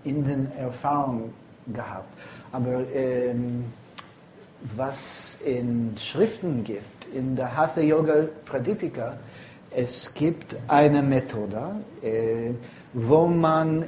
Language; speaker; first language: German; non-native, fluent; English